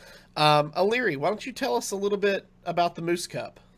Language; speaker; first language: English; native; English